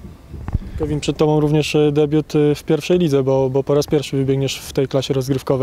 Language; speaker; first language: Polish; native; Polish